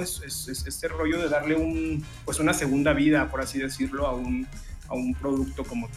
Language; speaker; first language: Spanish; native; Spanish